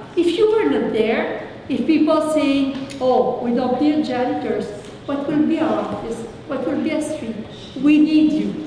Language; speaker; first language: English; non-native, fluent; French